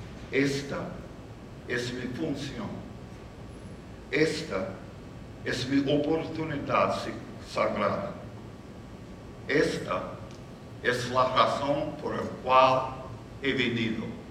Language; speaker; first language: Spanish; non-native, learner; English